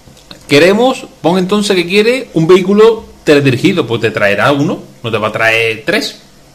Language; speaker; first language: Spanish; native; Spanish